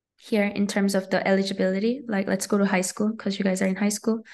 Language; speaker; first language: English; native; English